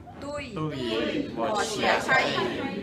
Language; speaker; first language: Chinese; non-native, learner; Thai